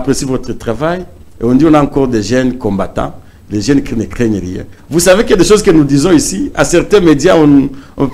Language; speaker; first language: French; non-native, local second language; Swahili